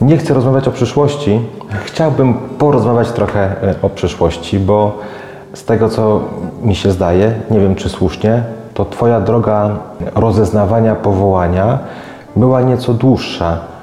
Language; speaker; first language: Polish; native; Polish